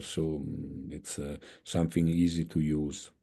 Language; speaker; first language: English; non-native, fluent; Italian